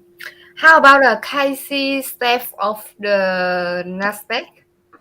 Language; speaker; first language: English; non-native, learner; Vietnamese